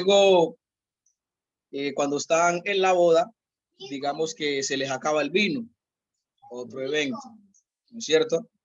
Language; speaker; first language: Spanish; native; Spanish